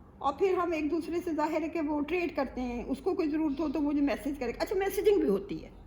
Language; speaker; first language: Urdu; native; Urdu